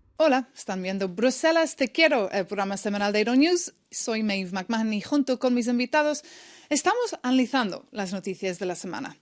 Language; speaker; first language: Spanish; non-native, fluent; English